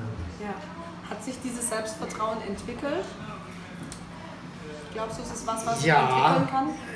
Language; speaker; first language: German; native; German